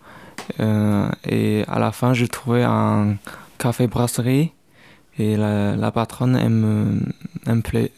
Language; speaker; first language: French; non-native, learner; Chinese